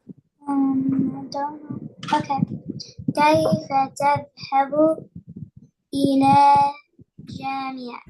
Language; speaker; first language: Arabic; non-native, learner; English